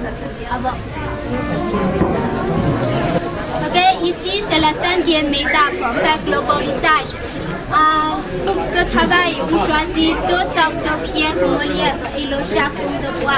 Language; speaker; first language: French; non-native, learner; Chinese